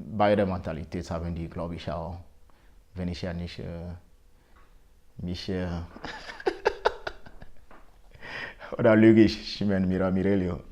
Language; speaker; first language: German; non-native, fluent; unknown